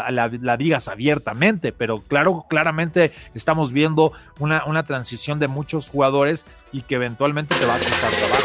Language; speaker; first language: Spanish; native; Spanish